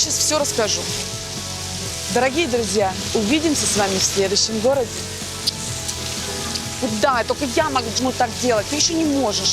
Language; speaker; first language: Russian; native; Russian